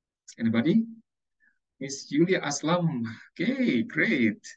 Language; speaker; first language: English; non-native, fluent; Indonesian